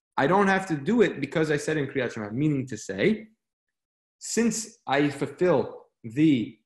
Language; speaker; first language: English; native; English